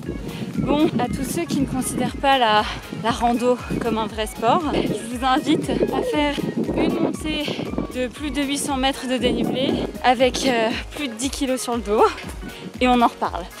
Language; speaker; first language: French; native; French